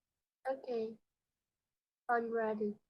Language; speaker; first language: English; non-native, learner; Chinese